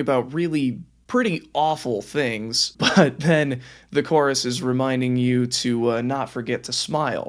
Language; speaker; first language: English; native; English